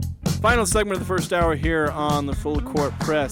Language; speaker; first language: English; native; English